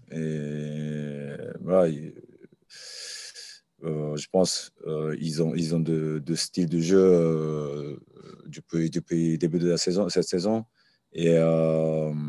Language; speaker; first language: French; non-native, learner; Japanese